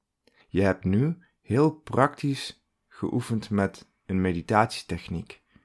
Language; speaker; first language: Dutch; native; Dutch